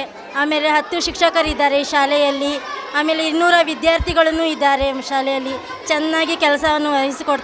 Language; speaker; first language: Kannada; non-native, local second language; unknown